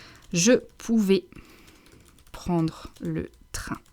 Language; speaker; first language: French; non-native, fluent; English